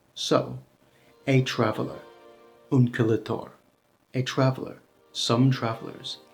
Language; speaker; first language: Romanian; non-native, learner; English